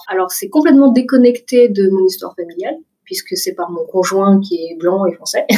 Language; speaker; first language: French; early bilingual, other home language; Vietnamese